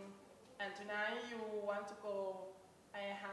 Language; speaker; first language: English; non-native, learner; Thai